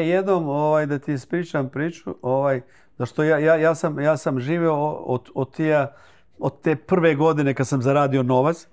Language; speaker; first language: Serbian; early bilingual, heritage; Croatian